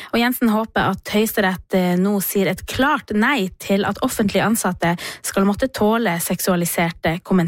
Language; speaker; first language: Norwegian; native; Norwegian